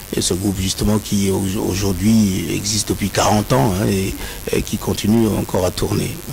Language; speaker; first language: French; non-native, local second language; Kongo